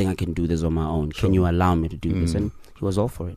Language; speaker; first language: English; non-native, local second language; Tswana